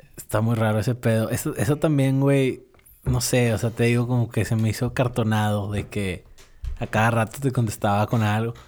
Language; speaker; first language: Spanish; native; Spanish